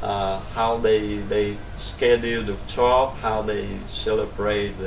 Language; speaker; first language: English; non-native, learner; Vietnamese